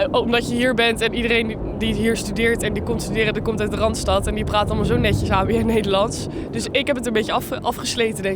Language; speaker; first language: Dutch; native; Dutch